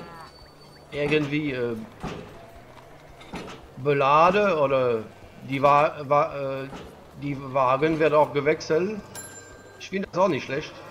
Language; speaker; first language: German; non-native, learner; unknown